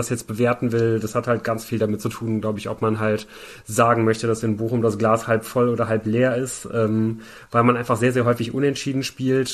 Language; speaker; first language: German; native; German